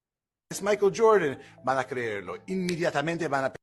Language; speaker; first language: Spanish; non-native, fluent; English